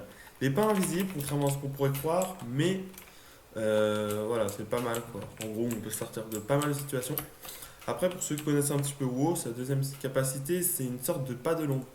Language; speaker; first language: French; native; French